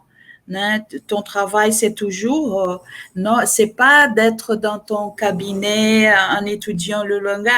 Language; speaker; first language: French; non-native, fluent; Portuguese